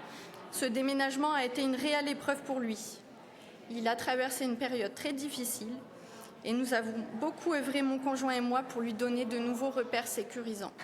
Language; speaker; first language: French; native; French